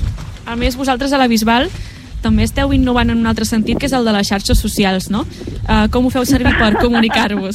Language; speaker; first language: Catalan; native; Catalan